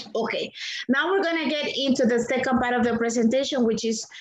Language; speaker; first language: English; non-native, fluent; Spanish